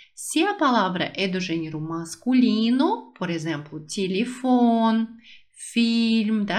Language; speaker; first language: Portuguese; non-native, fluent; Russian